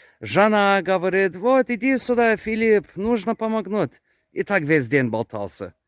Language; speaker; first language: Russian; non-native, learner; English